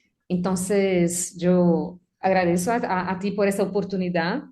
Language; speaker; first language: Spanish; non-native, learner; Portuguese